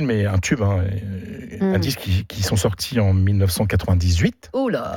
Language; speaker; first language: French; native; French